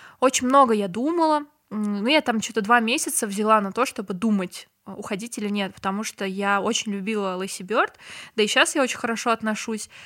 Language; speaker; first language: Russian; non-native, local second language; Turkmen